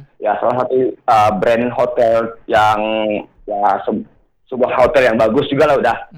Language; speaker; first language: Indonesian; non-native, local second language; Minangkabau